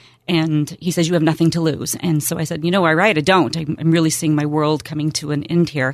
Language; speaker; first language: English; native; English